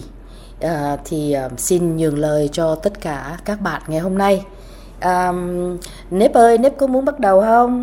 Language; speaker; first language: Vietnamese; native; Vietnamese